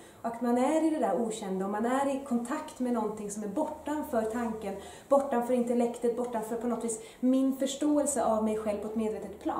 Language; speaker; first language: Swedish; early bilingual, other home language; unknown